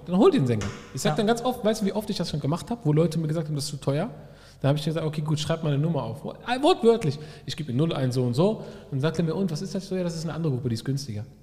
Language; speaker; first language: German; early bilingual, other home language; Arabic